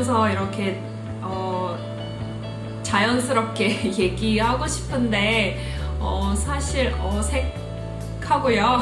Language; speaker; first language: Korean; early bilingual, heritage; Korean